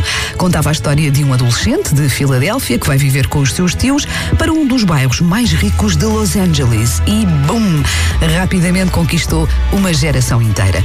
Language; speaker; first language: Portuguese; native; Portuguese